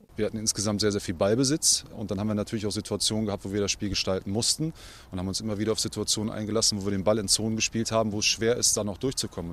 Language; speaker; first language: German; native; German